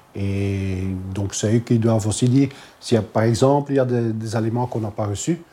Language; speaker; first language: French; non-native, fluent; Dutch